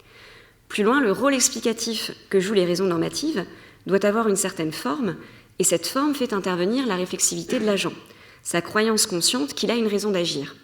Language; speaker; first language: French; native; French